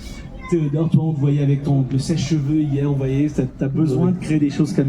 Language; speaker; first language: French; native; French